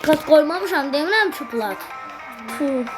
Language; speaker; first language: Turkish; non-native, learner; Azerbaijani